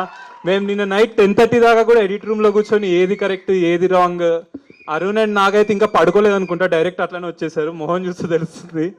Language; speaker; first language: Telugu; native; Telugu